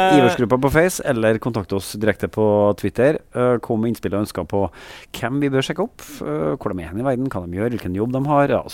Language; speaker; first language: Norwegian; native; Norwegian